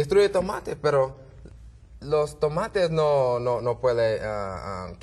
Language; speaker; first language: Spanish; non-native, learner; English